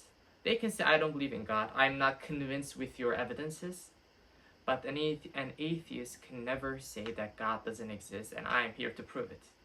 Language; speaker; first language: English; non-native, fluent; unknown